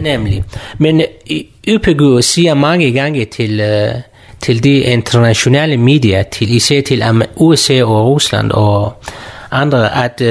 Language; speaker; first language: Danish; non-native, learner; Kurdish